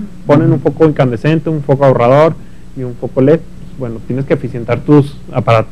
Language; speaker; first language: Spanish; native; Spanish